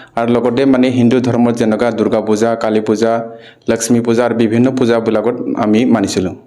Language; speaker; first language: Assamese; non-native, local second language; Bodo